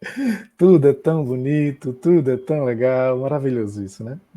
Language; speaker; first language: Portuguese; native; Portuguese